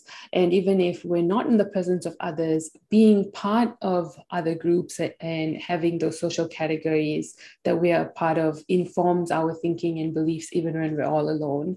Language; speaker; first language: English; non-native, local second language; Tamil